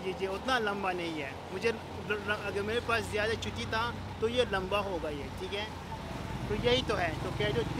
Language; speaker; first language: Hindi; non-native, learner; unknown